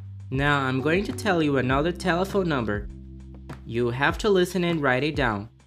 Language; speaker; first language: English; non-native, fluent; Portuguese